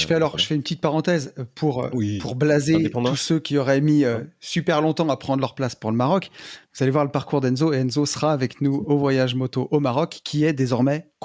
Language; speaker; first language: French; native; French